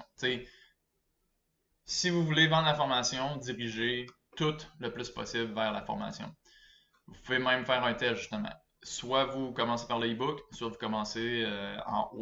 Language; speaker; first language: French; native; French